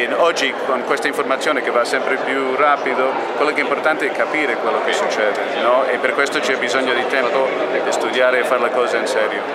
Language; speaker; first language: Italian; early bilingual, heritage; Italian